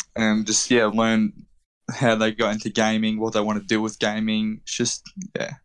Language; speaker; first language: English; native; English